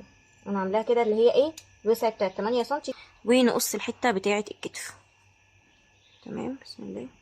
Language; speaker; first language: Arabic; native; Arabic